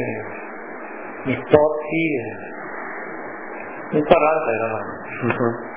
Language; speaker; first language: Italian; native; Italian